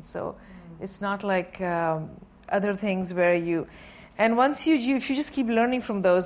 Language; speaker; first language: English; non-native, local second language; Sindhi